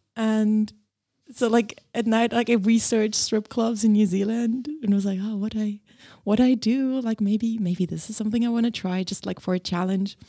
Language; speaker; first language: English; non-native, fluent; German